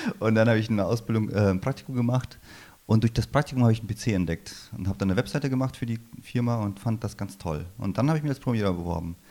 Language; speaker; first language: German; early bilingual, other home language; Low German